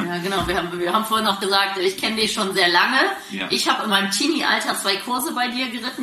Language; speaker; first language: German; native; German